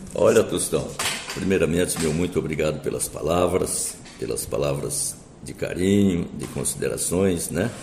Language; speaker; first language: Portuguese; native; Portuguese